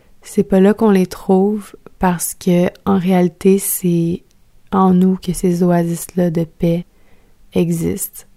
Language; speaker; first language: French; native; French